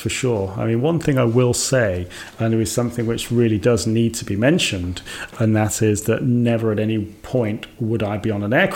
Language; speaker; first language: English; native; English